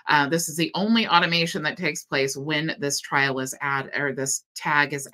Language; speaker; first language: English; native; English